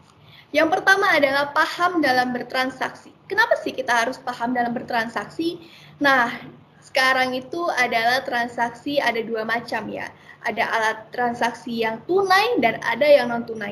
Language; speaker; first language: Indonesian; native; Indonesian